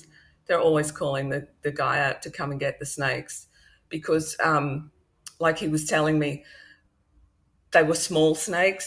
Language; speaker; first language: English; native; English